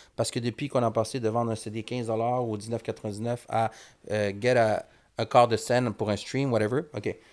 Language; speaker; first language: French; early bilingual, other home language; Spanish